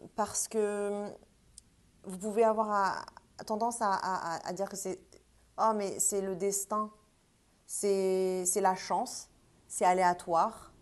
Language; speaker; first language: French; native; French